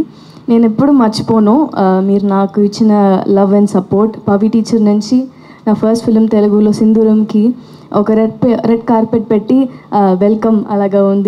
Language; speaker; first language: Telugu; non-native, learner; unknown